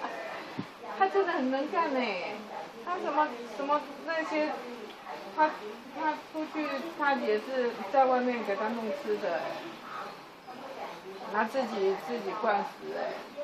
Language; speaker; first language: Chinese; native; Chinese